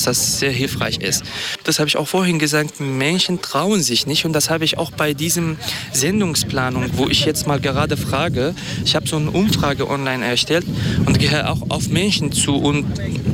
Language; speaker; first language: German; non-native, fluent; Kurdish